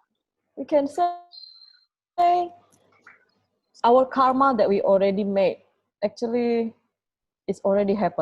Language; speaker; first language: English; non-native, fluent; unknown